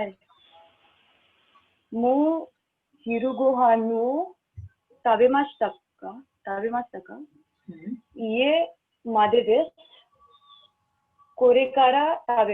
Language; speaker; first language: Japanese; non-native, learner; Marathi